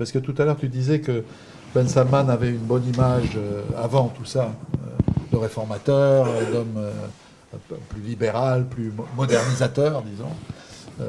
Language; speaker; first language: French; native; French